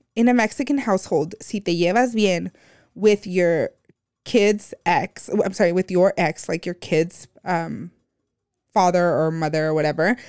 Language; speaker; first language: English; native; English